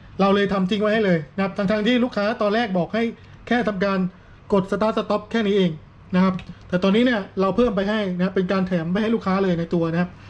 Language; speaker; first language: Thai; native; Thai